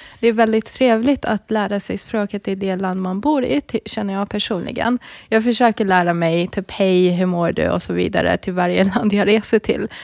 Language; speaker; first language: Swedish; early bilingual, other home language; Arabic